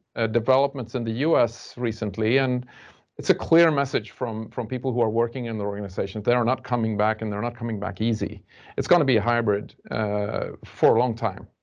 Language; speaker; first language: English; non-native, fluent; Swedish